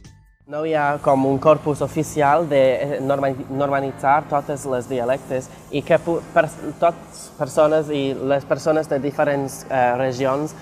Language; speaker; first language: Catalan; non-native, fluent; English